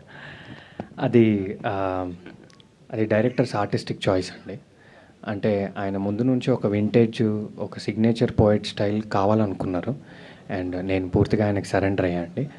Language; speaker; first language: Telugu; native; Telugu